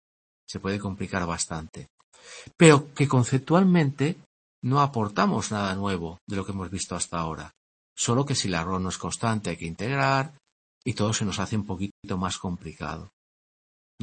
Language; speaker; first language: Spanish; native; Spanish